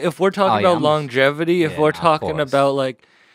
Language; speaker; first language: English; native; English